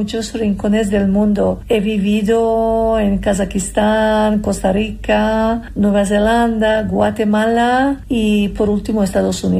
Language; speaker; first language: Spanish; non-native, fluent; Serbian